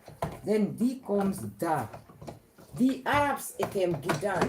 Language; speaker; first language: Dutch; non-native, learner; Kikuyu